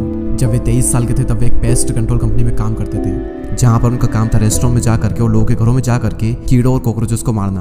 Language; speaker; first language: Hindi; native; Hindi